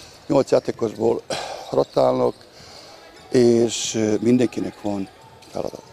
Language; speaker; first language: Hungarian; non-native, learner; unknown